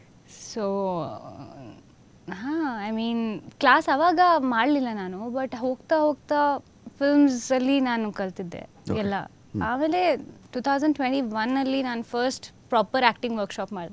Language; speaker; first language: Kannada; non-native, fluent; Hindi